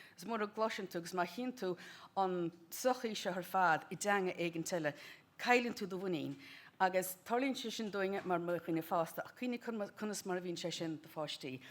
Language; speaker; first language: Irish; native; Irish